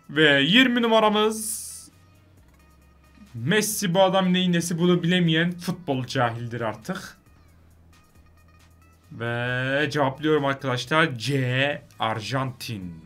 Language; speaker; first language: Turkish; native; Turkish